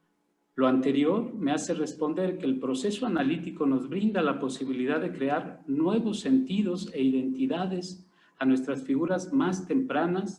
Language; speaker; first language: Spanish; native; Spanish